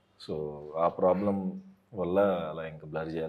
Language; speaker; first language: Telugu; native; Telugu